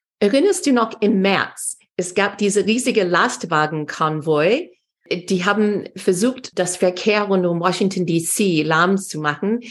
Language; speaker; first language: German; non-native, fluent; English